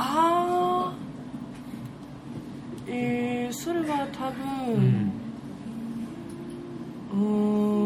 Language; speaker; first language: Japanese; non-native, learner; German